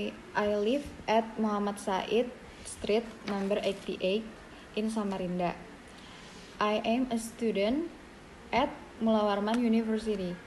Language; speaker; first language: English; non-native, learner; Indonesian